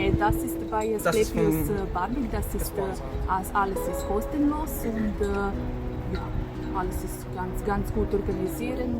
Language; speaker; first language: German; non-native, learner; Serbian